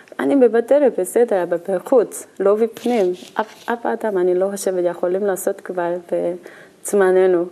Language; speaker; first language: Hebrew; non-native, learner; Korean